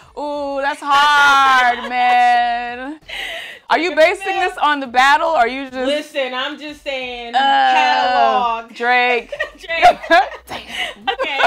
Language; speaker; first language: English; native; English